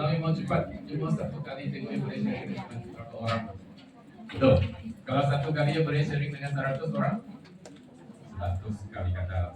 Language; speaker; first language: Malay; non-native, local second language; Chinese